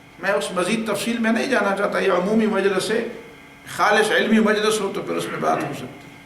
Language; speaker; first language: Urdu; non-native, local second language; Pashto